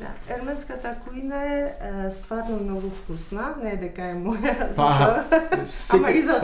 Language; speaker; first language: Macedonian; non-native, fluent; Armenian